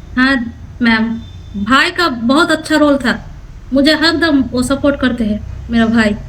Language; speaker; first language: Hindi; non-native, local second language; Bangla